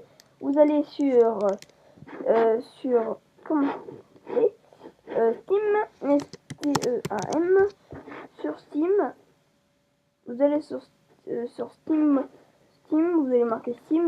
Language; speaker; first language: French; native; French